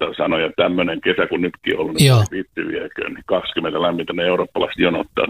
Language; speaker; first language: Finnish; native; Finnish